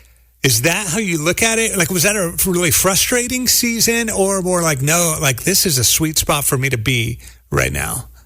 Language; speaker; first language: English; native; English